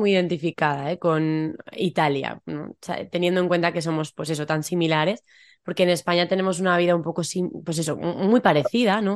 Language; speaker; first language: Spanish; native; Spanish